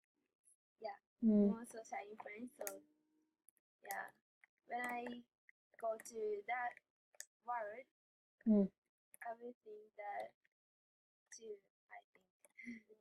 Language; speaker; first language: English; non-native, learner; Japanese